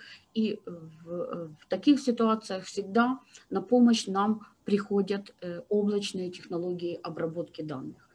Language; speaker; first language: Russian; native; Russian